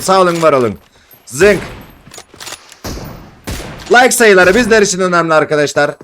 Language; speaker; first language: Turkish; native; Turkish